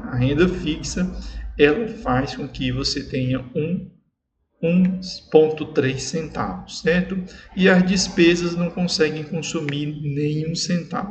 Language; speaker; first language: Portuguese; native; Portuguese